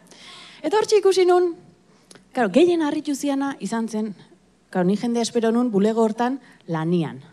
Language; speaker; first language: Basque; native; Basque